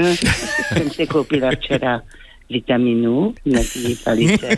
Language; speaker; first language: Czech; non-native, fluent; French